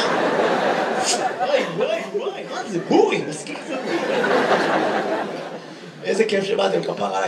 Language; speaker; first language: Hebrew; native; Hebrew